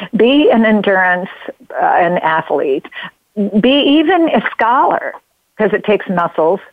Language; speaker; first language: English; native; English